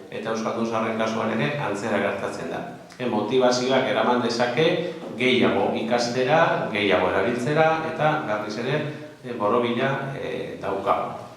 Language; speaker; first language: Basque; non-native, local second language; Spanish